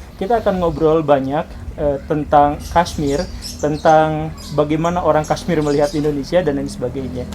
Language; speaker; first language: Indonesian; native; Indonesian